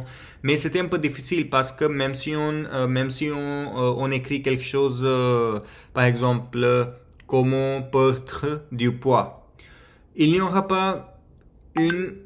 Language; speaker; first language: French; non-native, fluent; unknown